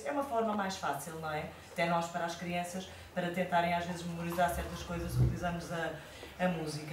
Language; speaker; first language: Portuguese; native; Portuguese